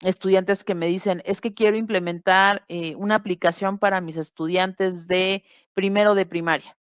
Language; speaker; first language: Spanish; native; Spanish